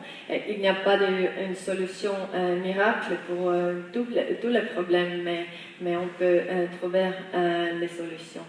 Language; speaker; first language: French; non-native, fluent; Estonian